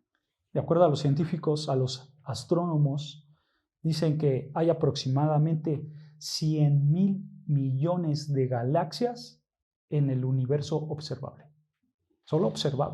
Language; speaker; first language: Spanish; native; Spanish